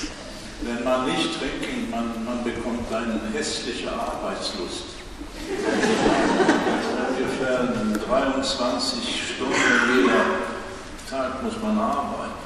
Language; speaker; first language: German; non-native, learner; Swedish